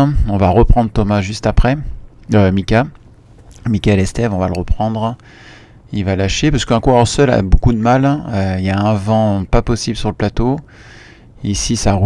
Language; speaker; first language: French; native; French